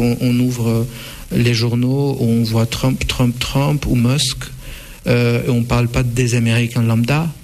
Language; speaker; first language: French; non-native, fluent; Russian